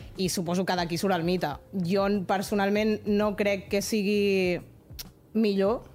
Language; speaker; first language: Catalan; non-native, local second language; Spanish